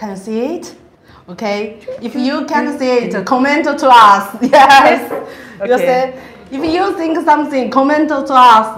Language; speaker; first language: English; non-native, learner; Chinese